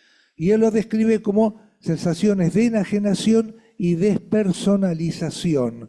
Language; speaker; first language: Spanish; native; Spanish